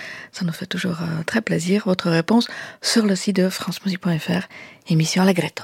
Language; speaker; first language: French; native; French